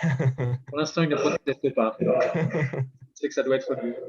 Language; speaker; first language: French; native; French